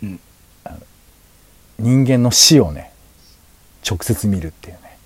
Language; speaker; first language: Japanese; native; Japanese